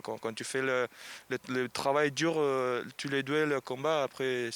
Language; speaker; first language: French; non-native, learner; Spanish